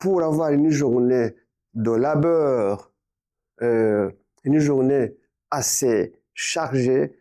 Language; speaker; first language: French; non-native, local second language; Kinyarwanda